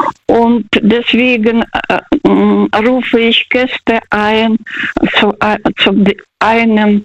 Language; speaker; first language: German; early bilingual, other home language; Russian